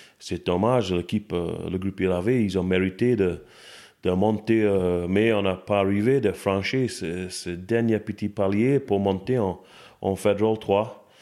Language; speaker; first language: French; non-native, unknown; English